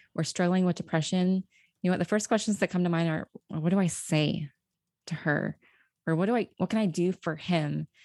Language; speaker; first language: English; native; English